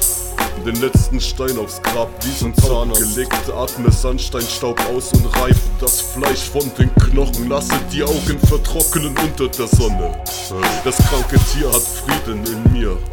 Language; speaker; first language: German; native; German